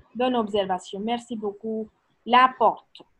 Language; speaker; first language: French; non-native, fluent; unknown